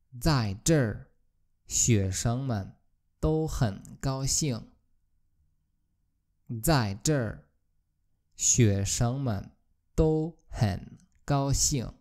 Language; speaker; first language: Chinese; non-native, fluent; Polish